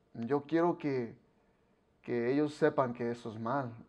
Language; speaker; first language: Spanish; early bilingual, heritage; Spanish